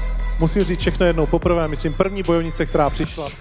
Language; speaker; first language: Czech; native; Czech